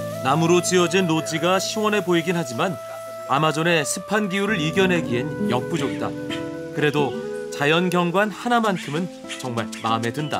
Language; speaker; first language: Korean; native; Korean